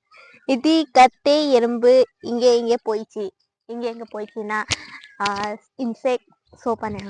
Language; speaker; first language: Tamil; non-native, learner; Bangla